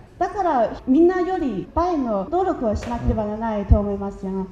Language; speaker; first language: Japanese; non-native, learner; Chinese